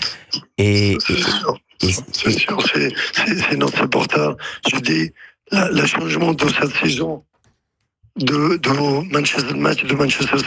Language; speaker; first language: French; non-native, learner; Arabic